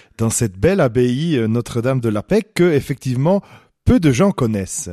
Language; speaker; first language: French; native; French